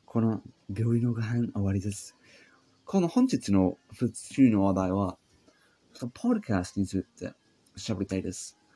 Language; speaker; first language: Japanese; non-native, learner; English